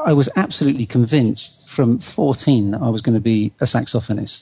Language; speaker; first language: English; native; English